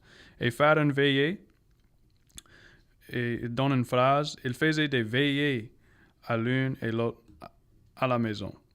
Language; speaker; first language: French; non-native, local second language; English